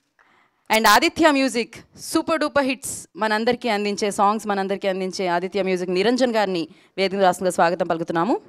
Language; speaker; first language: Telugu; native; Telugu